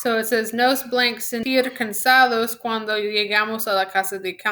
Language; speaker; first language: Spanish; non-native, fluent; English